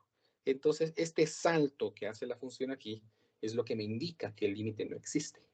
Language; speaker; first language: Spanish; native; Spanish